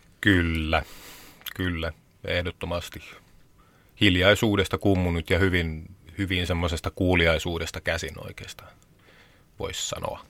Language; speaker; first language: Finnish; native; Finnish